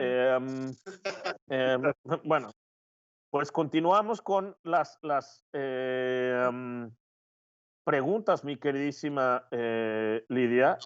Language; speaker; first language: Spanish; native; Spanish